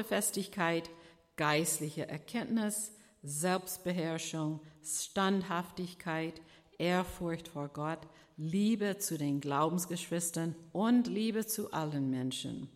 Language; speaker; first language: German; non-native, fluent; English